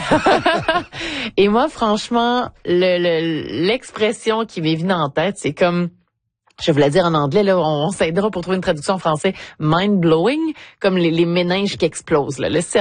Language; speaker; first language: French; native; French